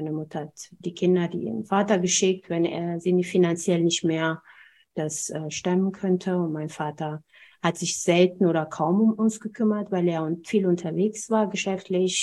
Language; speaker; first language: German; non-native, fluent; Amharic